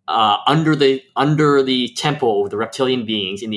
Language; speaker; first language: English; native; English